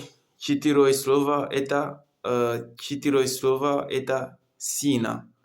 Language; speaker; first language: Russian; non-native, learner; Comorian